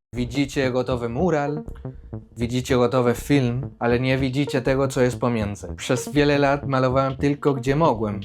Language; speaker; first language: Polish; non-native, fluent; Spanish